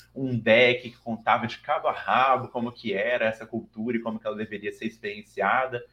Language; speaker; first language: Portuguese; native; Portuguese